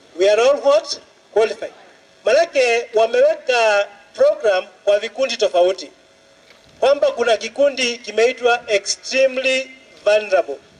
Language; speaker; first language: Swahili; non-native, local second language; Luo (Kenya and Tanzania)